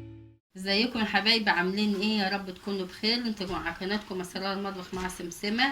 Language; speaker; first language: Arabic; native; Arabic